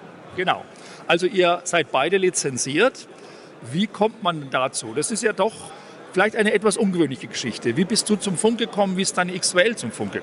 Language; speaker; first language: German; native; German